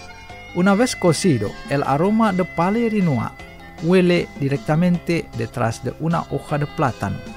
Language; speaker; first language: Spanish; non-native, fluent; Indonesian